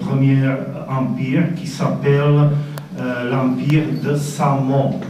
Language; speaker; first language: French; non-native, fluent; Slovak